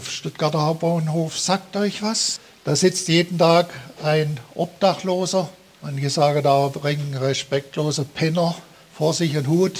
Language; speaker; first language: German; native; German